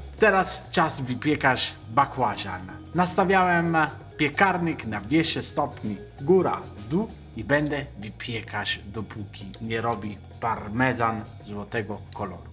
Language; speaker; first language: Polish; non-native, learner; Italian